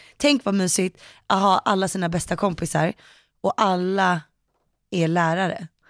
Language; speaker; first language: Swedish; native; Swedish